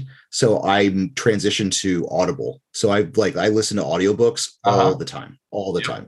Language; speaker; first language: English; native; English